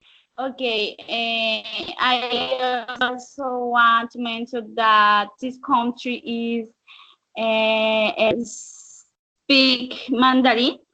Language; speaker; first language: English; non-native, learner; Spanish